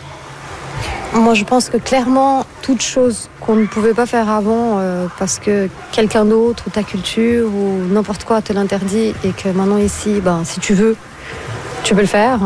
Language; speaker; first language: French; non-native, fluent; Portuguese